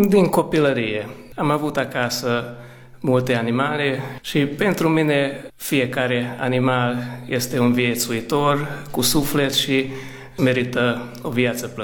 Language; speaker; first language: Romanian; early bilingual, heritage; Romanian